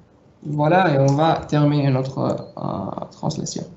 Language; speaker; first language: French; non-native, local second language; Arabic